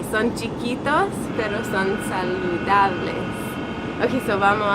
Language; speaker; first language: Spanish; non-native, learner; English